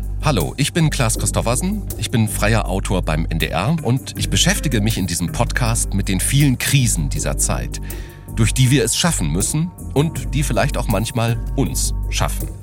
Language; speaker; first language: German; native; German